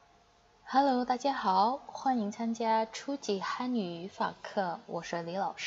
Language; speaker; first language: Chinese; non-native, fluent; Indonesian